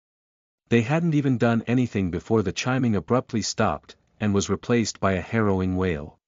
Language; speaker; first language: English; native; English